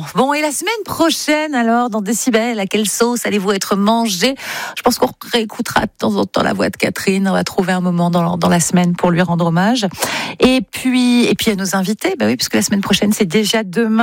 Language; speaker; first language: French; native; French